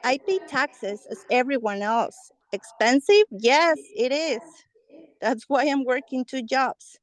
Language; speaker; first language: English; non-native, fluent; Spanish